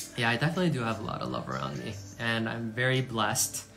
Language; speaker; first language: English; early bilingual, other home language; Korean